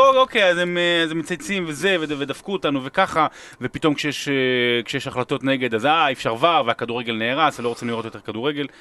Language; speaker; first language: Hebrew; native; Hebrew